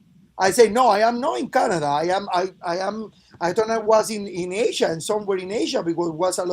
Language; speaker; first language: English; non-native, fluent; Spanish